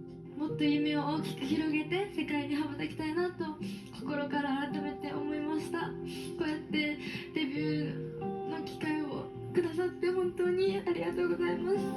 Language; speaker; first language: Japanese; native; Japanese